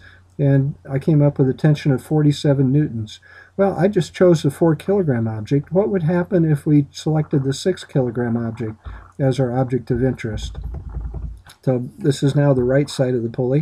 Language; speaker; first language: English; native; English